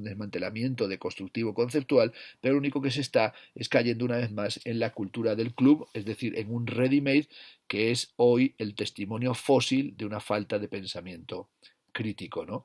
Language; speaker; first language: Spanish; native; Spanish